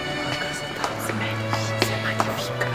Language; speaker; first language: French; non-native, fluent; Russian